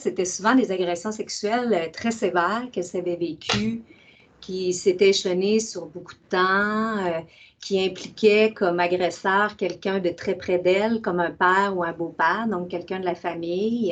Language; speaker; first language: French; native; French